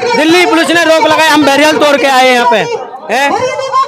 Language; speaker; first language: Hindi; native; Hindi